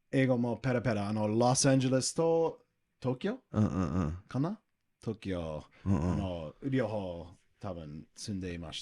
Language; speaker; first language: Japanese; non-native, learner; English